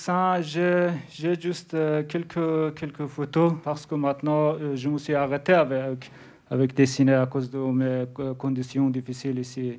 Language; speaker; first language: French; non-native, learner; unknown